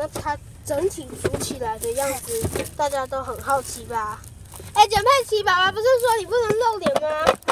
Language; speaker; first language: Chinese; native; Chinese